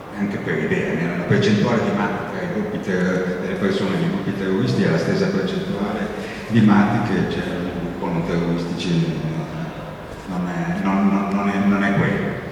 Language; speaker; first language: Italian; native; Italian